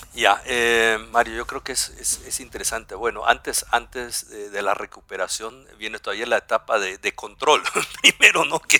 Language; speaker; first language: Spanish; non-native, local second language; German